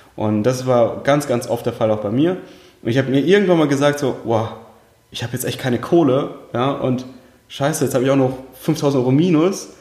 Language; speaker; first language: German; early bilingual, other home language; Russian